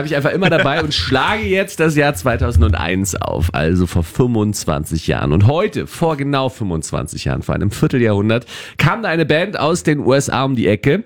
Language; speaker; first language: German; native; German